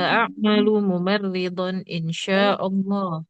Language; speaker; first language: Arabic; non-native, learner; Indonesian